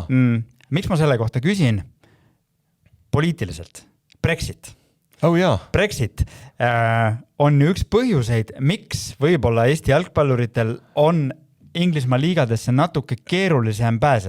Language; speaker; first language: Estonian; native; Estonian